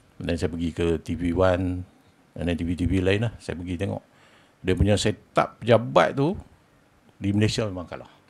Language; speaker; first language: Malay; native; Malay